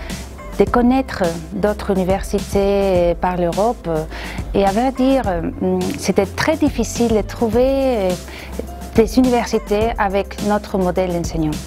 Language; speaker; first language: French; non-native, fluent; Spanish